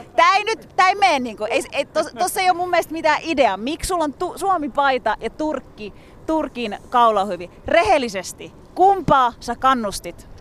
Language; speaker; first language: Finnish; early bilingual, other home language; Turkish